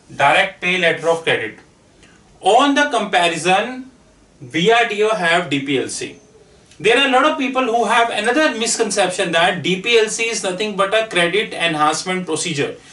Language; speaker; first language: English; non-native, local second language; Hindi